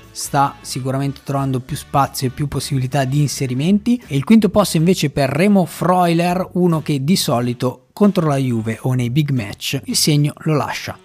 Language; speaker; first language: Italian; native; Italian